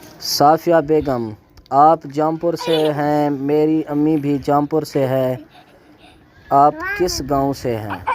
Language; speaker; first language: Urdu; non-native, local second language; Saraiki